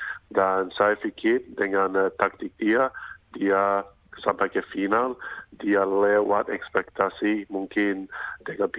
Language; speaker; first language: Indonesian; non-native, fluent; English